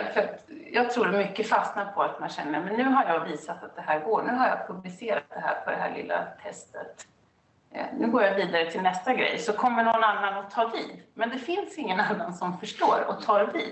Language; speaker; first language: Swedish; native; Swedish